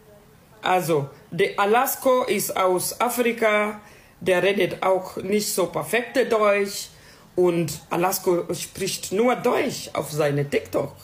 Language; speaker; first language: German; non-native, learner; Swahili